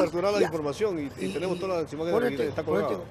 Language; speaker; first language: Spanish; native; Spanish